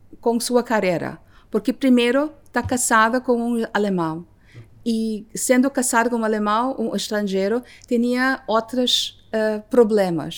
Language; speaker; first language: Portuguese; non-native, learner; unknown